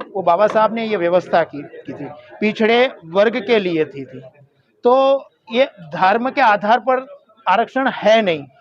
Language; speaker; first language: Hindi; non-native, local second language; Gujarati